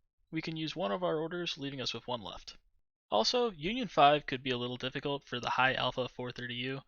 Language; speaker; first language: English; native; English